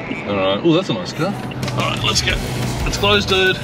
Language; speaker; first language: English; native; English